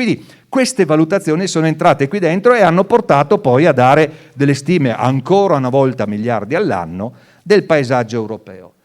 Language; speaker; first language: Italian; non-native, local second language; Friulian